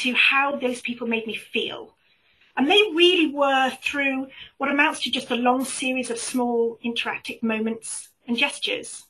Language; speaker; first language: English; native; English